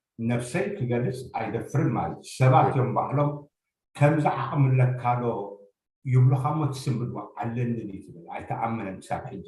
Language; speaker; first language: Tigrinya; native; Tigrinya